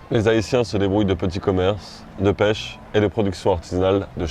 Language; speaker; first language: French; native; French